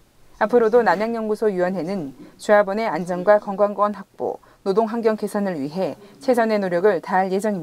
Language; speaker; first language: Korean; native; Korean